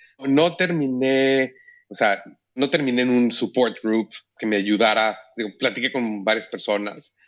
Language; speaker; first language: Spanish; native; Spanish